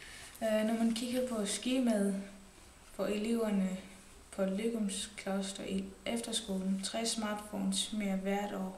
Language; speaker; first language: Danish; native; Danish